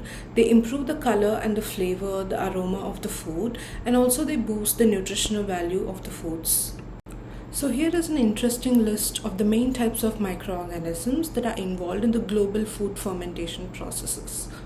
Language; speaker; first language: English; non-native, local second language; Tamil